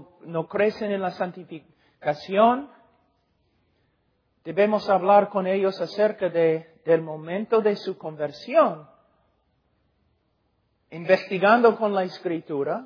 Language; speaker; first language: Spanish; non-native, fluent; English